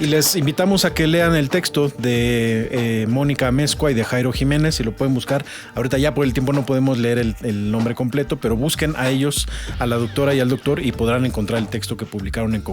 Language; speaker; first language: Spanish; native; Spanish